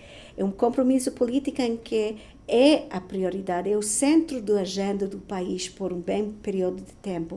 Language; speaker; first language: Portuguese; non-native, fluent; Spanish